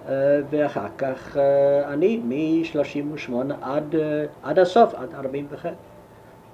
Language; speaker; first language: Hebrew; non-native, fluent; German